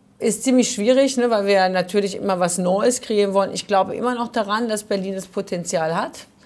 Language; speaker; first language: German; early bilingual, other home language; Croatian